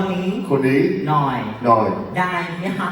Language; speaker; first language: Thai; non-native, learner; Vietnamese